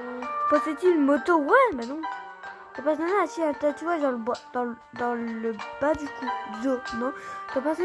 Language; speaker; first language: French; native; French